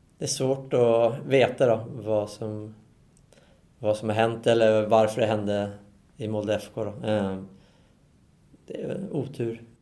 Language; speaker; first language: Swedish; native; Swedish